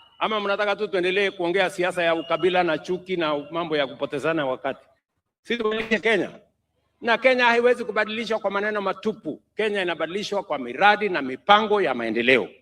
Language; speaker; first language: Swahili; non-native, local second language; Kalenjin